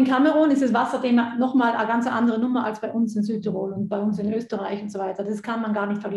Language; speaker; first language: German; native; German